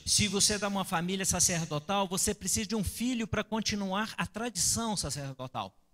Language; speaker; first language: Portuguese; native; Portuguese